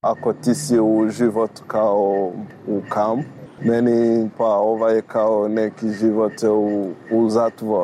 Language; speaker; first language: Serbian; non-native, learner; Rundi